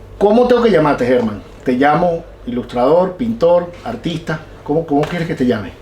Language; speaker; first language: Spanish; native; Spanish